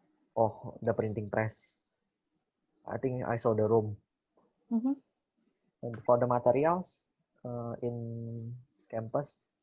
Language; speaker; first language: English; non-native, learner; Indonesian